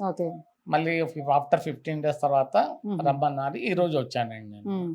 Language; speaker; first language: Telugu; native; Telugu